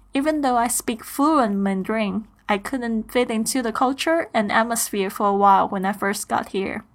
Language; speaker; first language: English; non-native, fluent; Chinese